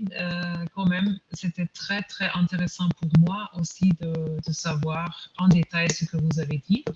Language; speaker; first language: French; non-native, fluent; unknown